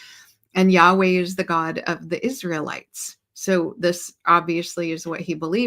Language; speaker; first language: English; native; English